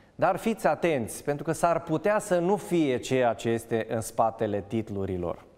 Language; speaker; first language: Romanian; native; Romanian